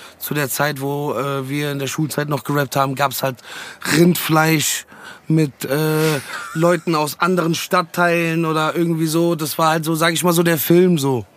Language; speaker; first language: German; early bilingual, other home language; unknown